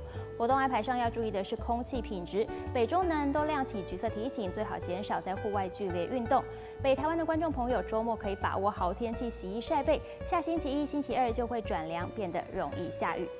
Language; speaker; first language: Chinese; native; Chinese